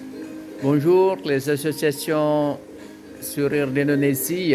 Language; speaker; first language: French; non-native, fluent; Indonesian